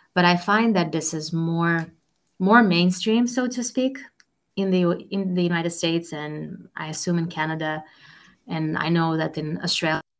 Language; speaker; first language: English; non-native, fluent; Russian